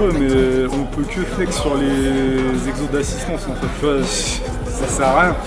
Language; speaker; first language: French; native; French